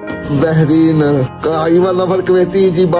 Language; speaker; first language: Arabic; non-native, learner; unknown